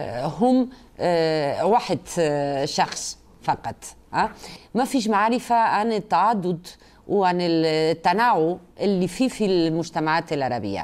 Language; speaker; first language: Arabic; non-native, fluent; Spanish